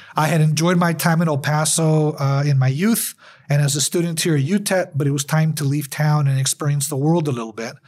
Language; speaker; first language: English; native; English